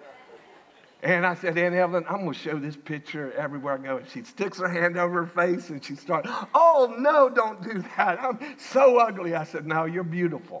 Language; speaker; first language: English; native; English